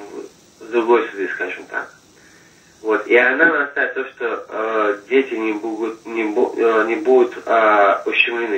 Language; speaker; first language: Russian; non-native, fluent; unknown